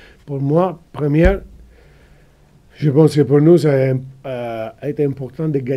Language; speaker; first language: French; non-native, fluent; Italian